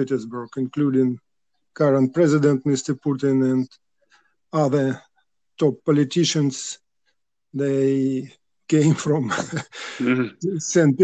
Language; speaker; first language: English; non-native, fluent; Russian